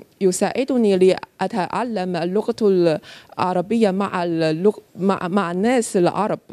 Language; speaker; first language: Arabic; non-native, learner; Chinese